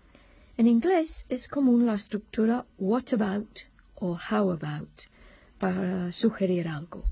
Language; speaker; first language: Spanish; non-native, fluent; English